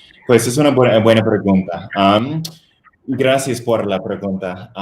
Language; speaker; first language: Spanish; non-native, fluent; English